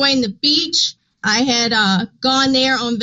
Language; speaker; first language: English; native; English